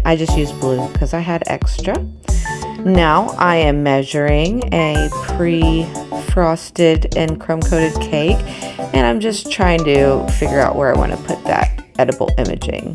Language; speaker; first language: English; native; English